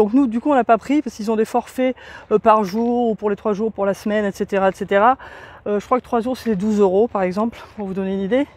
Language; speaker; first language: French; native; French